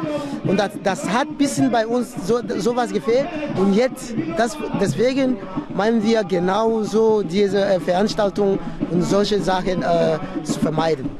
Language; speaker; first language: German; non-native, fluent; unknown